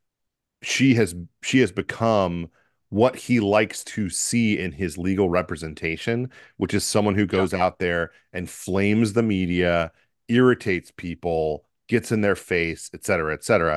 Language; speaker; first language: English; native; English